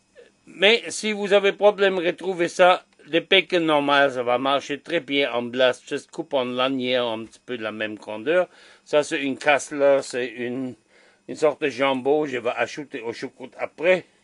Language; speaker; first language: French; non-native, learner; German